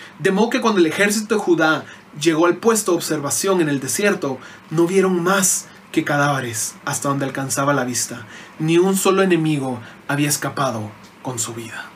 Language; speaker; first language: Spanish; native; Spanish